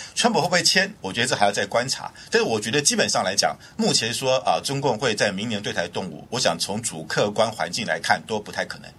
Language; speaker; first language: Chinese; native; Chinese